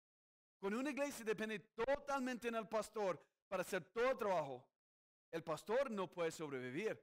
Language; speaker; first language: Spanish; non-native, fluent; English